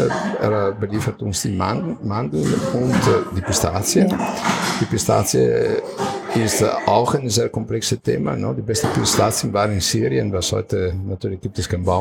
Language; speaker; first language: German; non-native, fluent; Italian